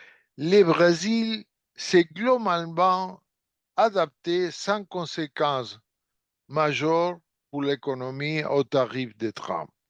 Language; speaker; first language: French; non-native, fluent; Portuguese